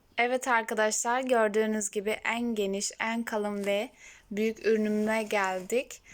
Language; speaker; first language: Turkish; native; Turkish